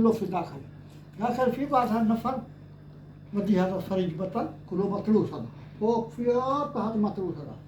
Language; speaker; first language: Arabic; non-native, learner; Urdu